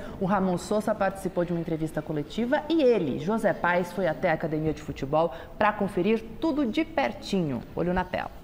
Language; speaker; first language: Portuguese; native; Portuguese